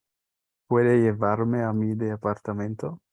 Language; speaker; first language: Spanish; non-native, learner; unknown